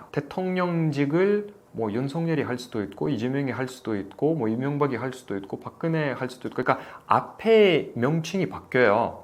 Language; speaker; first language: Korean; non-native, fluent; Russian